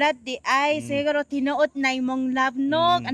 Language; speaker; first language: Cebuano; non-native, learner; Japanese